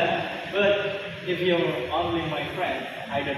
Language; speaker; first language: English; non-native, learner; Indonesian